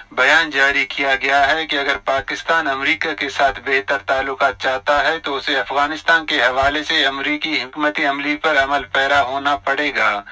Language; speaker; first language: Urdu; non-native, local second language; Baluchi